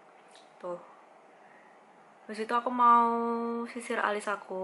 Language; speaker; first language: Indonesian; native; Indonesian